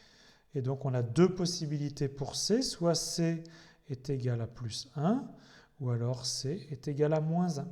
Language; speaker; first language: French; native; French